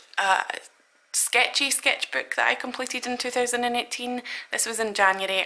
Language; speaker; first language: English; native; English